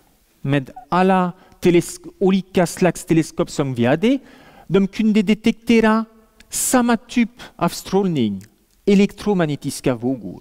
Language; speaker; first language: Swedish; non-native, fluent; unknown